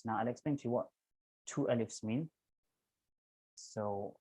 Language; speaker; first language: English; native; English